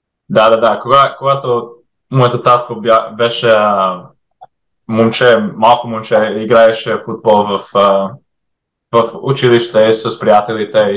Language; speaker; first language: Bulgarian; early bilingual, heritage; English